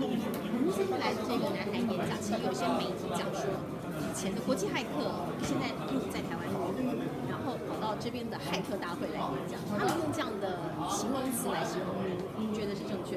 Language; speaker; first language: Chinese; native; Chinese